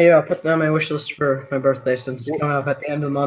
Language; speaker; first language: English; native; English